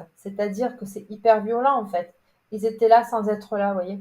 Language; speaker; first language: French; native; French